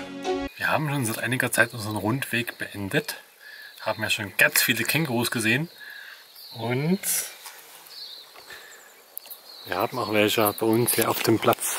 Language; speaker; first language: German; native; German